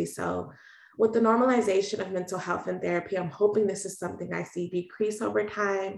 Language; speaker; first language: English; native; English